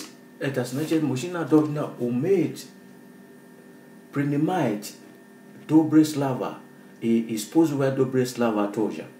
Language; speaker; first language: Russian; non-native, learner; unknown